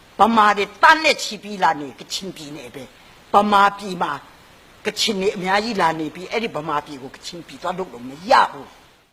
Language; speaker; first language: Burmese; non-native, local second language; Kachin